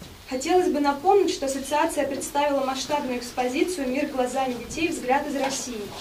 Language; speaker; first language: Russian; native; Russian